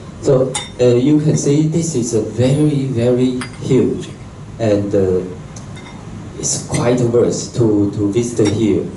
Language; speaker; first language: English; non-native, local second language; Chinese